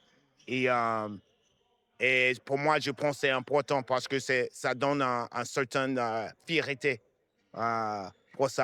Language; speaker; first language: French; non-native, fluent; English